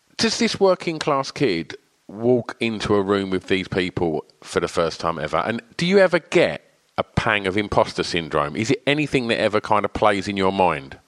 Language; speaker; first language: English; native; English